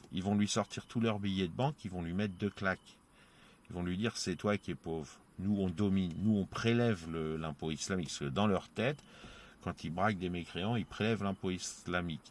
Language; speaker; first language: French; native; French